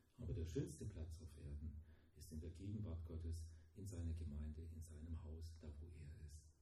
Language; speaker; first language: German; early bilingual, heritage; German